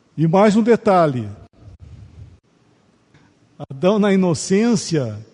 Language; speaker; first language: Portuguese; native; Portuguese